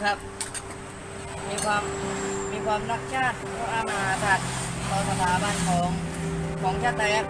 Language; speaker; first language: Thai; early bilingual, other home language; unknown